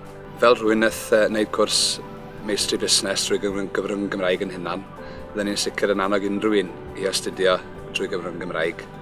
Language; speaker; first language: Welsh; native; Welsh